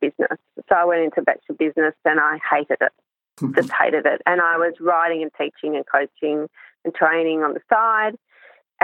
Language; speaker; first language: English; native; English